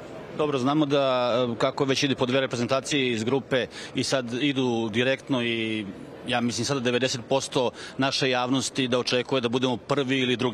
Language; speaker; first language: Serbian; native; Serbian